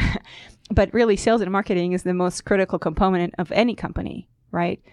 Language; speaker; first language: English; non-native, fluent; Hebrew